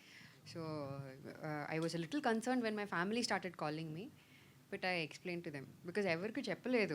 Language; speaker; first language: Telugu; non-native, fluent; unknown